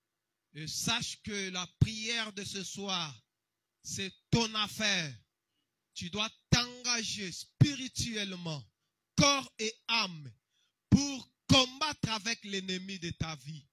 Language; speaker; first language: French; non-native, local second language; Lingala